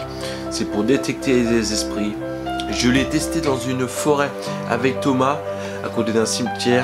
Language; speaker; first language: French; native; French